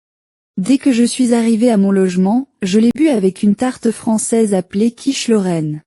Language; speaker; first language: French; non-native, learner; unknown